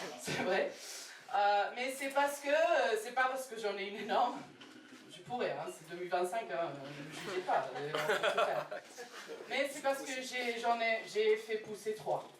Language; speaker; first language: French; non-native, fluent; English